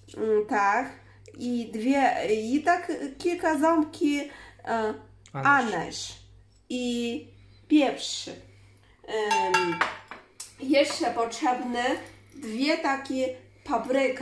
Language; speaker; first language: Polish; non-native, learner; Chinese